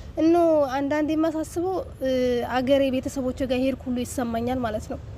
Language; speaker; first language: Amharic; native; Amharic